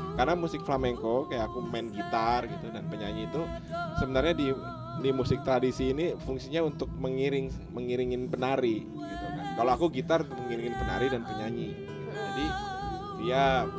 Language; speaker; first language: Indonesian; native; Indonesian